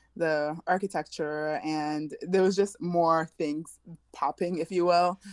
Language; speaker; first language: English; early bilingual, other home language; French